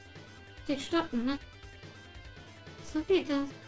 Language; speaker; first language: German; early bilingual, other home language; Japanese